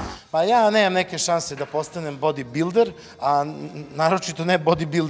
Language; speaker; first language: Bosnian; native; Bosnian